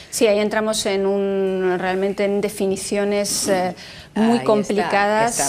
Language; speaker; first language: Spanish; native; Spanish